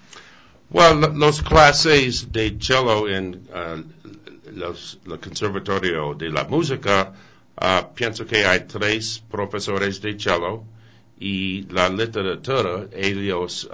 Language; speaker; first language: Spanish; non-native, learner; English